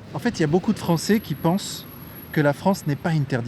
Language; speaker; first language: French; native; French